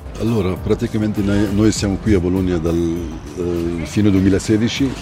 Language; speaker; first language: Italian; non-native, fluent; Arabic